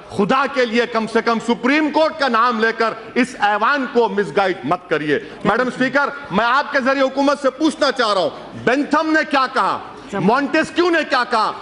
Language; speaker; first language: Urdu; native; Urdu